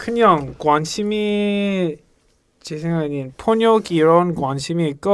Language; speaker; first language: Korean; non-native, learner; English